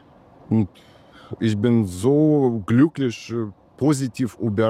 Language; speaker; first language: German; non-native, learner; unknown